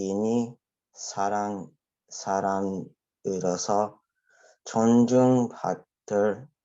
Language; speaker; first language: Korean; early bilingual, heritage; Korean